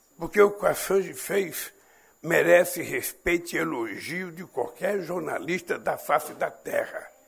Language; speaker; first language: Portuguese; native; Portuguese